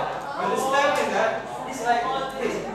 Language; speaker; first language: English; non-native, learner; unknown